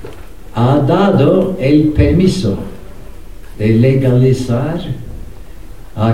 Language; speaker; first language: Spanish; non-native, fluent; Norwegian